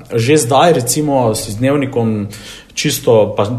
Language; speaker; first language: Slovenian; native; Slovenian